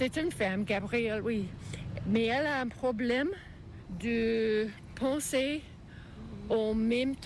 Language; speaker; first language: French; non-native, learner; English